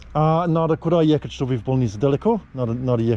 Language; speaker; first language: Russian; non-native, learner; English